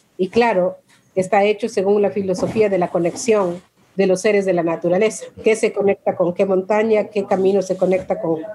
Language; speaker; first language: Spanish; non-native, local second language; Quechua